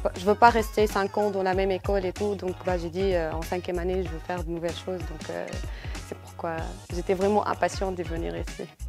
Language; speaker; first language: French; non-native, local second language; Arabic